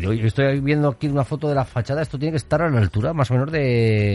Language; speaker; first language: Spanish; native; Spanish